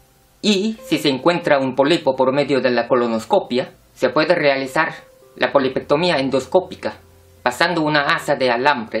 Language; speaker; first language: Spanish; non-native, fluent; Korean